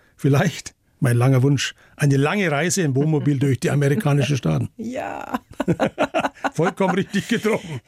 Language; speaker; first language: German; native; German